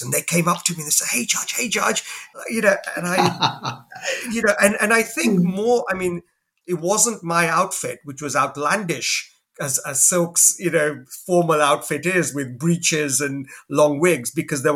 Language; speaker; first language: English; native; English